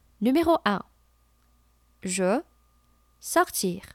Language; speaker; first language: French; non-native, fluent; Chinese